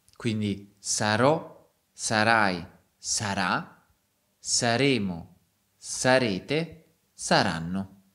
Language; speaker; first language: Italian; native; Italian